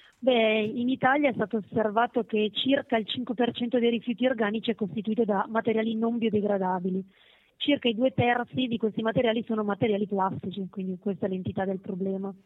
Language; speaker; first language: Italian; native; Italian